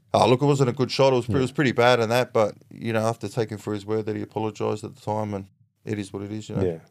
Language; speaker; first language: English; native; English